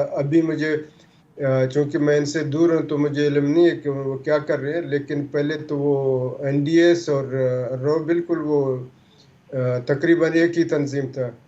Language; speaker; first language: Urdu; non-native, local second language; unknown